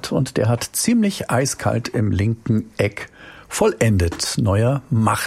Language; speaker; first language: German; native; German